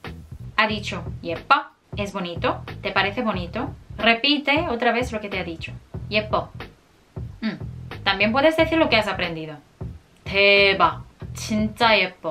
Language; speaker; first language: Spanish; non-native, fluent; Korean